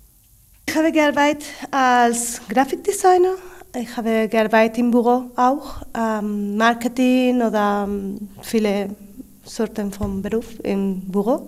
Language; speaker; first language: German; non-native, learner; Spanish